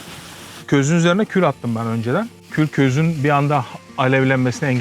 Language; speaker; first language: Turkish; native; Turkish